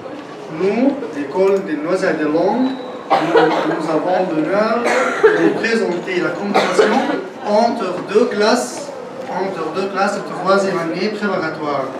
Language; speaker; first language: French; non-native, learner; Arabic